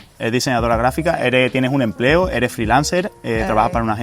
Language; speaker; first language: Spanish; native; Spanish